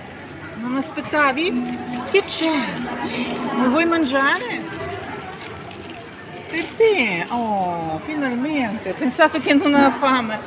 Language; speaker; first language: Italian; non-native, learner; Russian